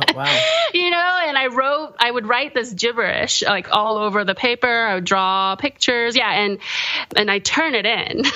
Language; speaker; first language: English; early bilingual, other home language; Korean